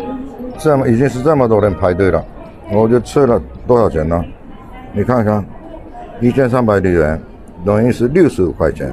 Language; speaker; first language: Chinese; non-native, fluent; Japanese